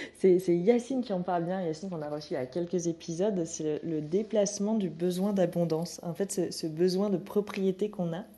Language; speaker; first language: French; native; French